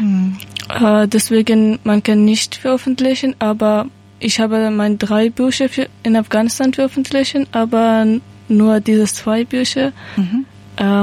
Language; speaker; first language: German; non-native, learner; Persian